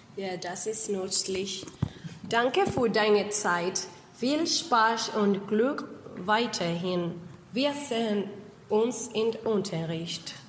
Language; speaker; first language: German; non-native, learner; Spanish